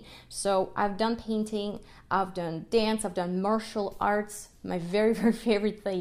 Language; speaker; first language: English; non-native, fluent; Russian